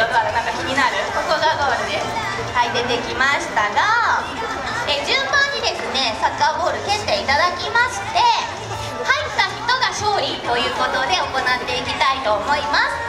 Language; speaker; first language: Japanese; native; Japanese